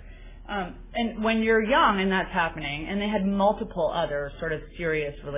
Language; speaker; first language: English; native; English